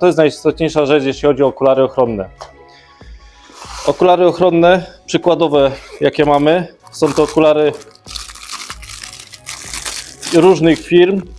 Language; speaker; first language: Polish; native; Polish